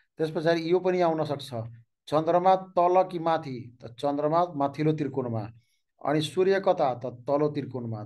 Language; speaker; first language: Nepali; non-native, local second language; Maithili